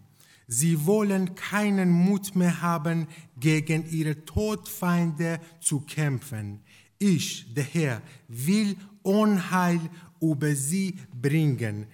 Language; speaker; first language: German; non-native, fluent; Persian